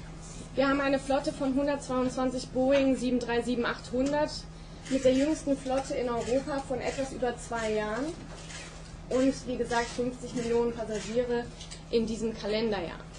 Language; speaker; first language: German; native; German